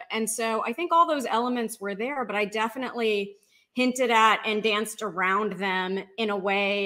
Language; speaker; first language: English; native; English